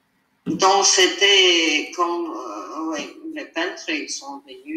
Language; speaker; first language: French; non-native, fluent; Armenian